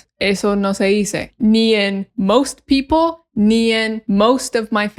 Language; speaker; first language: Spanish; non-native, fluent; English